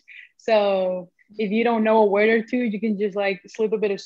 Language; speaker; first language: English; non-native, fluent; Spanish